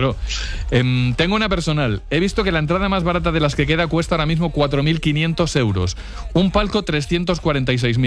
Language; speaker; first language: Spanish; native; Spanish